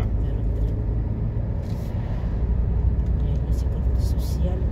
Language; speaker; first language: French; non-native, fluent; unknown